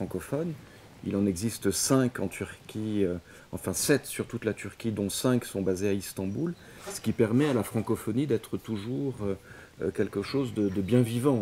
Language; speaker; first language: French; native; French